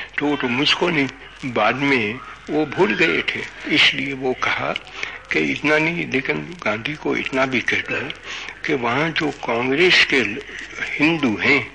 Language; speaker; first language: Hindi; non-native, local second language; Gujarati